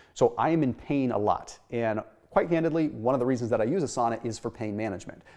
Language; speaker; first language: English; native; English